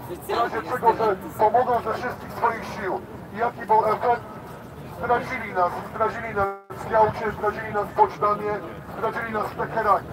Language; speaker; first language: Polish; native; Polish